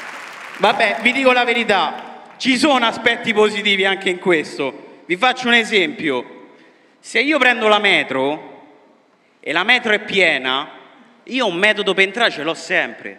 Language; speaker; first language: Italian; early bilingual, other home language; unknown